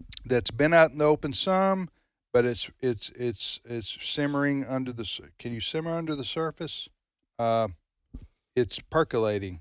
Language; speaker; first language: English; native; English